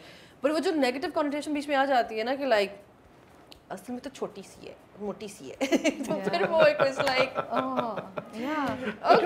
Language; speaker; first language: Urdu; early bilingual, heritage; Urdu